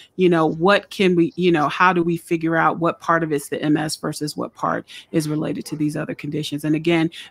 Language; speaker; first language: English; native; English